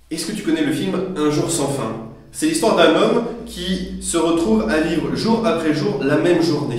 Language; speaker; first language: French; native; French